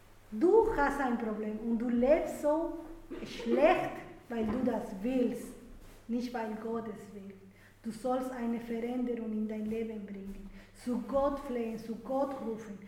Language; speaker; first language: German; non-native, fluent; Spanish